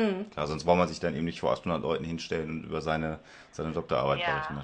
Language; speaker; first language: German; native; German